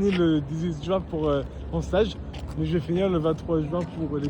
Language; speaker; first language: French; native; French